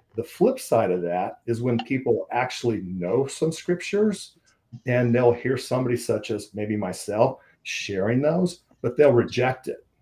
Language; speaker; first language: English; native; English